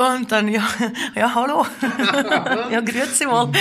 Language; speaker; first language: German; non-native, fluent; Norwegian